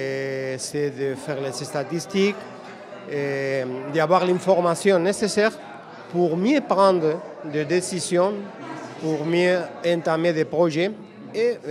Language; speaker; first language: French; non-native, fluent; Spanish